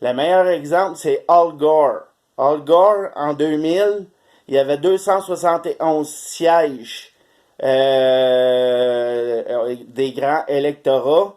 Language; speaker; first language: French; native; French